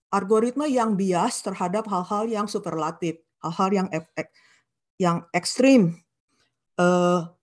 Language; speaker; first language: Indonesian; non-native, local second language; Sundanese